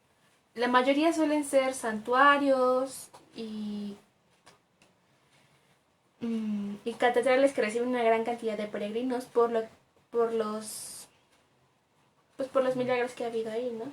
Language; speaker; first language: Spanish; native; Spanish